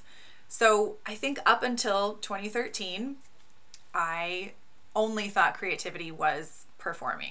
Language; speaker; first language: English; native; English